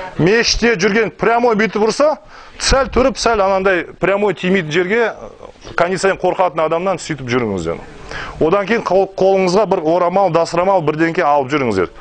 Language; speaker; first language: Kazakh; non-native, local second language; Russian